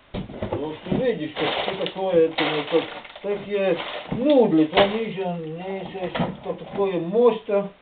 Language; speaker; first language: Russian; non-native, learner; Czech